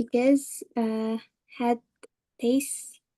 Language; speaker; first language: English; non-native, learner; Indonesian